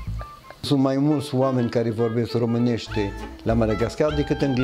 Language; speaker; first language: Romanian; early bilingual, heritage; French